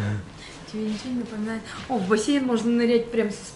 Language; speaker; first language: Russian; native; Russian